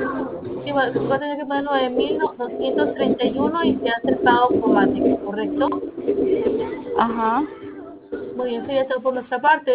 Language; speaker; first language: Spanish; native; Spanish